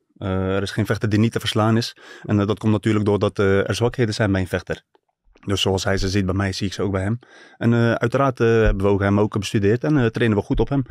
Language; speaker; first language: Dutch; early bilingual, other home language; Turkish